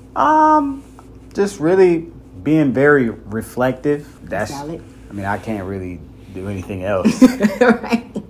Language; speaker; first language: English; native; English